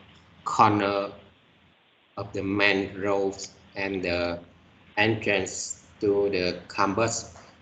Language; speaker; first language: English; non-native, learner; Vietnamese